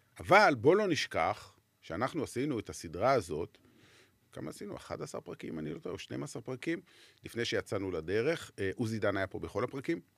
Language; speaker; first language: Hebrew; native; Hebrew